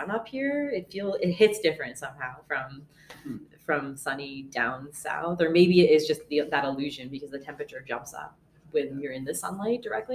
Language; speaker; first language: English; native; English